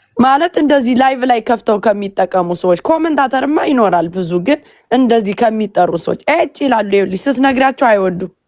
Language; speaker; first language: Amharic; native; Amharic